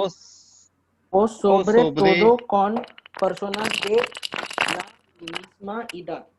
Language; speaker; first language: Spanish; non-native, learner; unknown